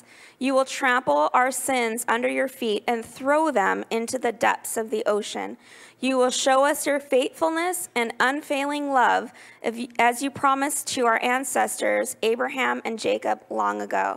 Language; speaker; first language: English; native; English